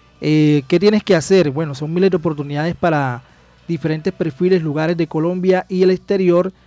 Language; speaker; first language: Spanish; native; Spanish